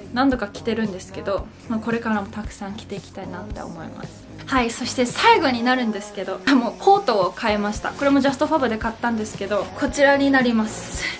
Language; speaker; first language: Japanese; native; Japanese